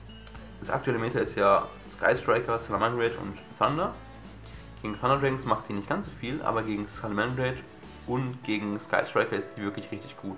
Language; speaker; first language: German; native; German